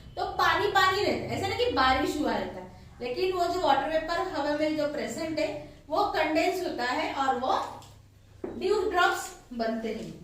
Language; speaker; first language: Hindi; non-native, local second language; Marathi